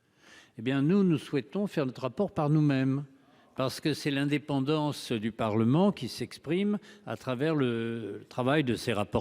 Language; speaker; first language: French; native; French